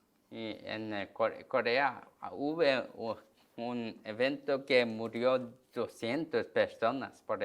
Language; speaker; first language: Spanish; non-native, learner; Korean